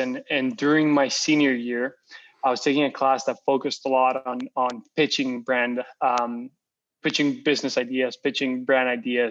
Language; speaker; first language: English; non-native, fluent; Spanish